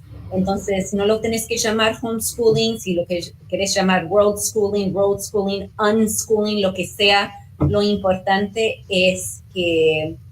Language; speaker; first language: Spanish; early bilingual, heritage; Spanish